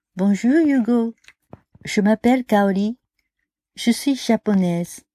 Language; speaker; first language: French; non-native, fluent; Japanese